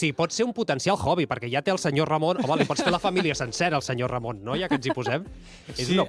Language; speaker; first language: Catalan; native; Catalan